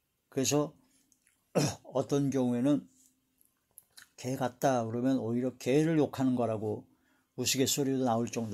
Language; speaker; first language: Korean; native; Korean